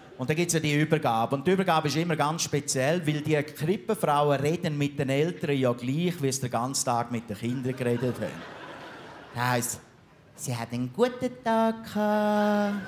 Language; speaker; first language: German; native; German